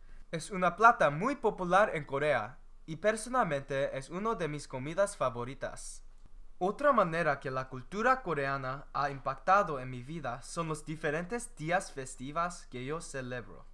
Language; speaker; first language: Spanish; non-native, learner; English